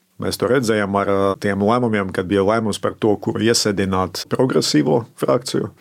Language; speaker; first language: Latvian; native; Latvian